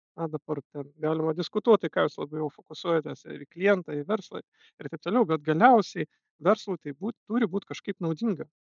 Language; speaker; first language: Lithuanian; non-native, local second language; Russian